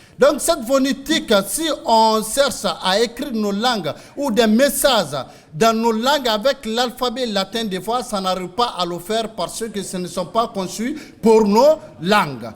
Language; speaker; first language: French; non-native, local second language; Mandingo